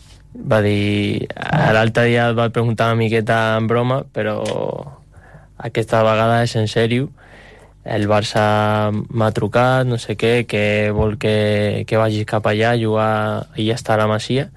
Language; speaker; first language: Catalan; non-native, local second language; Spanish